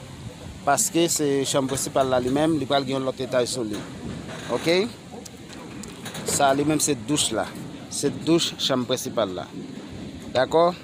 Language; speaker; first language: French; non-native, learner; Haitian Creole